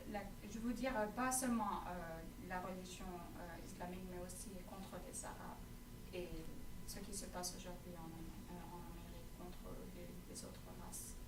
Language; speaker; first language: French; non-native, fluent; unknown